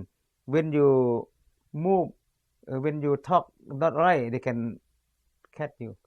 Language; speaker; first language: English; non-native, learner; Lao